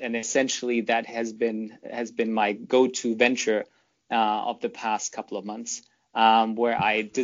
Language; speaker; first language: English; non-native, fluent; German